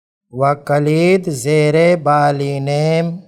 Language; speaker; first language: Persian; non-native, fluent; Urdu